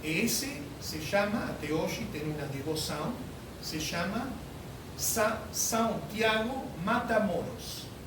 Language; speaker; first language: Spanish; non-native, learner; Portuguese